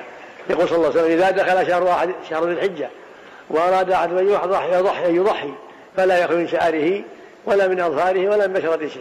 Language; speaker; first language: Arabic; native; Arabic